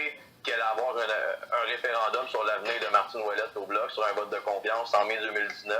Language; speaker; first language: French; native; French